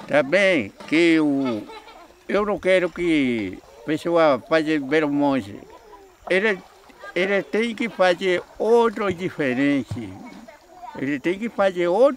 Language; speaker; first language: Portuguese; non-native, local second language; Kayapó